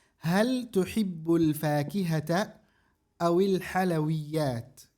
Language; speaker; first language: Arabic; non-native, fluent; Indonesian